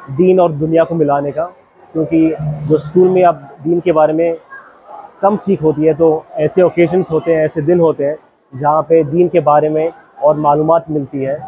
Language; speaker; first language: Urdu; native; Urdu